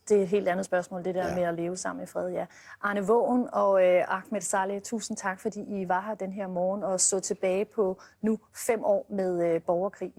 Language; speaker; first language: Danish; native; Danish